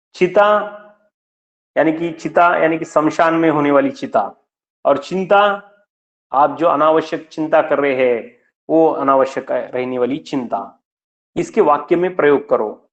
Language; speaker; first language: Hindi; non-native, local second language; Marathi